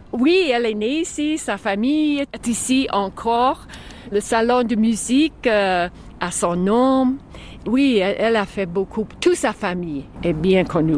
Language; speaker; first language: French; non-native, fluent; English